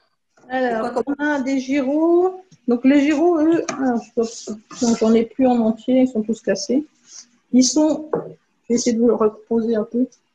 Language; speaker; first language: French; native; French